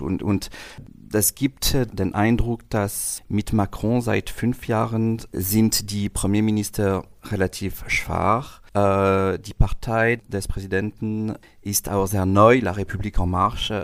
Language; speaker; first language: German; non-native, learner; French